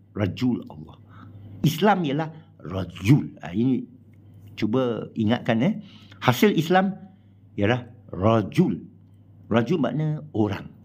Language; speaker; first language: Malay; non-native, local second language; Chinese